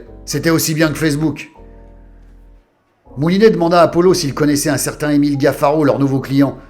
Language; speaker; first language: French; native; French